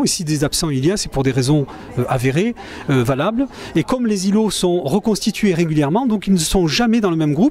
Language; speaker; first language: French; native; French